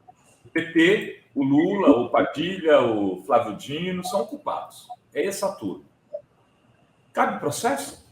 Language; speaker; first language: Portuguese; native; Portuguese